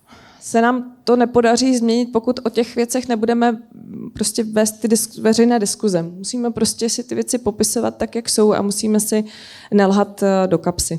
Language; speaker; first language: Czech; native; Czech